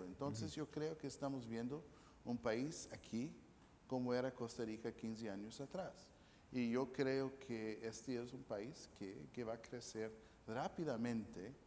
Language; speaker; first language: Spanish; non-native, fluent; English